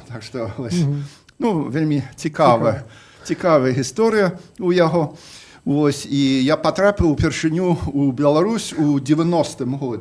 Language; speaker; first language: Belarusian; non-native, fluent; English